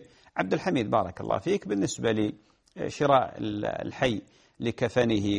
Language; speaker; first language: Arabic; native; Arabic